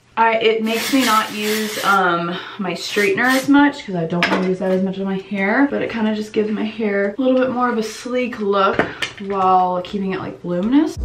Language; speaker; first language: English; native; English